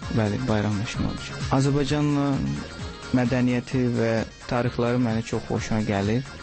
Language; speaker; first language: Azerbaijani; non-native, learner; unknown